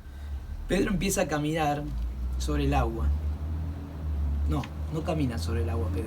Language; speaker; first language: Spanish; native; Spanish